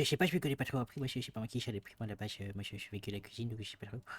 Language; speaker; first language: French; native; French